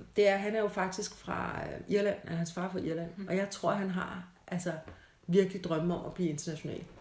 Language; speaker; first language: Danish; native; Danish